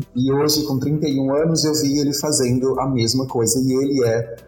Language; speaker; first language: Portuguese; native; Portuguese